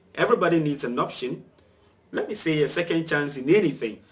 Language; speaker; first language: English; non-native, local second language; Akan